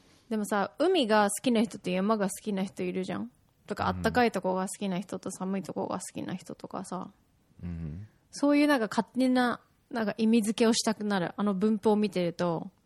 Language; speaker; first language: Japanese; early bilingual, heritage; Japanese